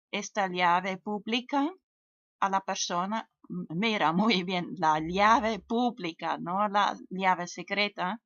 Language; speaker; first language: Spanish; non-native, learner; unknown